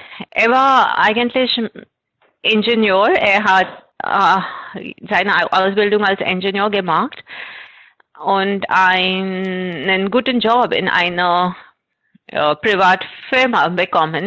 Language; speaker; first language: German; non-native, fluent; Marathi